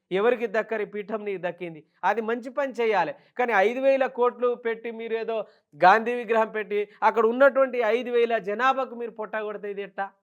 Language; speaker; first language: Telugu; non-native, local second language; Lambadi